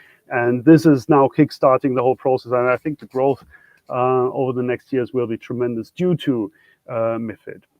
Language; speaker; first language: English; non-native, fluent; German